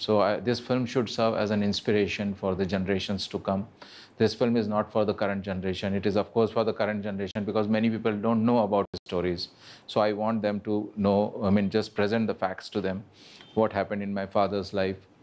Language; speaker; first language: English; non-native, local second language; Marathi